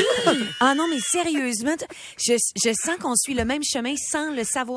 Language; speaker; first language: French; native; French